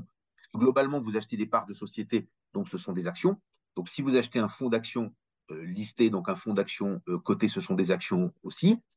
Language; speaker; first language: French; native; French